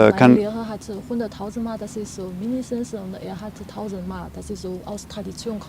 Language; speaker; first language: German; non-native, fluent; Chinese